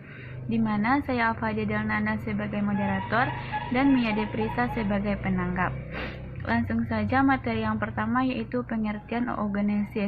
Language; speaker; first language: Indonesian; native; Indonesian